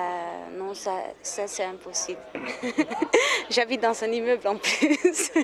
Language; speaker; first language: French; non-native, fluent; Hungarian